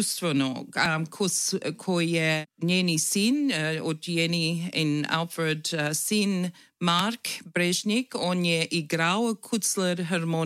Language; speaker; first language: Slovenian; early bilingual, heritage; English